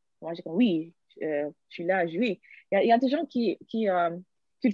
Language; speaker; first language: French; non-native, learner; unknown